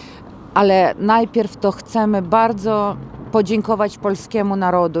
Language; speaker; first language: Polish; non-native, learner; Ukrainian